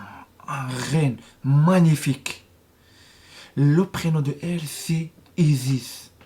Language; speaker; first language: French; non-native, learner; Arabic